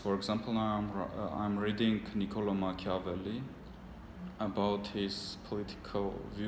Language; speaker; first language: English; non-native, learner; Armenian